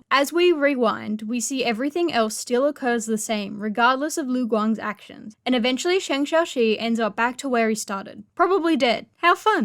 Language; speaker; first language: English; native; English